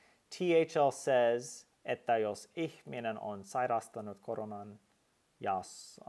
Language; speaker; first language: Finnish; non-native, learner; English